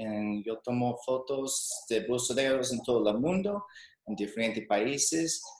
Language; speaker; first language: Spanish; non-native, learner; English